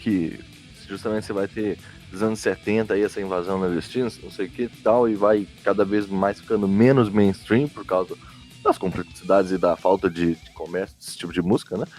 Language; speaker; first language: Portuguese; native; Portuguese